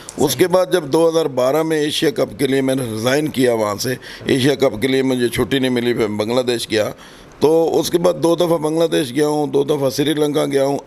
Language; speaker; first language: Urdu; non-native, local second language; Punjabi